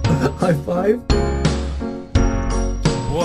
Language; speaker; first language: English; native; English